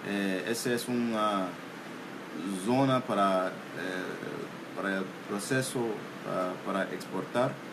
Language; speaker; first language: Spanish; non-native, local second language; English